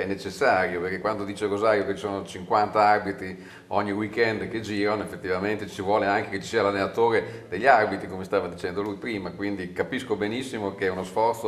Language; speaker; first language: Italian; native; Italian